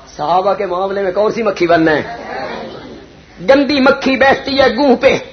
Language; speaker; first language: Urdu; non-native, local second language; Punjabi